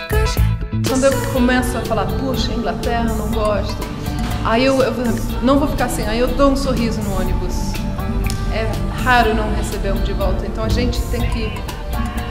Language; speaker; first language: Portuguese; early bilingual, heritage; Portuguese